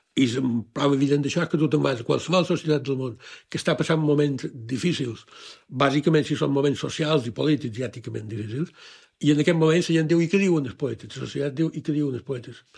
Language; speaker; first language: Catalan; native; Catalan